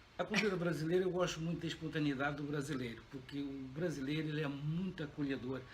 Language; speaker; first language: Portuguese; native; Portuguese